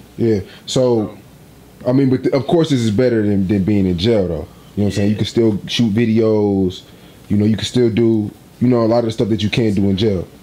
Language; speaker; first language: English; native; English